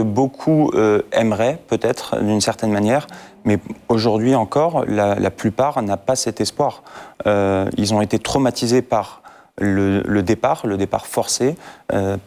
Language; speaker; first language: French; non-native, fluent; Assyrian Neo-Aramaic